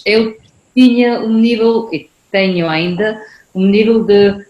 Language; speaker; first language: Portuguese; non-native, fluent; Spanish